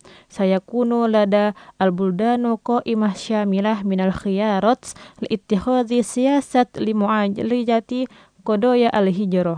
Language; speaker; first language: Arabic; non-native, fluent; Indonesian